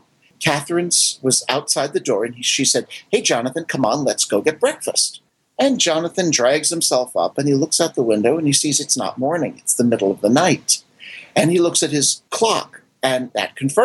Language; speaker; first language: English; native; English